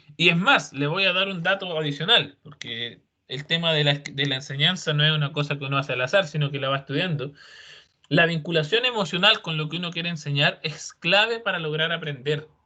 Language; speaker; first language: Spanish; native; Spanish